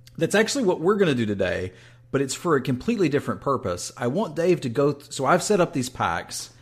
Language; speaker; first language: English; native; English